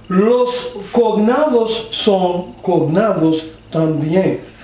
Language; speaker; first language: Spanish; non-native, learner; English